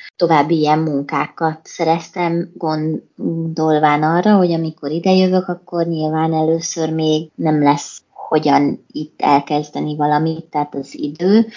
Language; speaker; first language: Hungarian; native; Hungarian